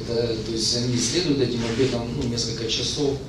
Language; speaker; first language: Russian; native; Russian